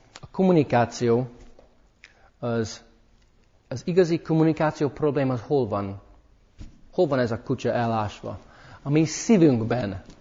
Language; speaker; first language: Hungarian; early bilingual, heritage; English